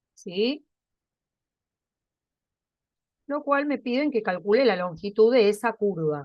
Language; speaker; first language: Spanish; native; Spanish